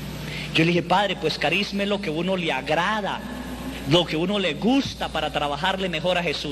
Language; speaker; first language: Spanish; native; Spanish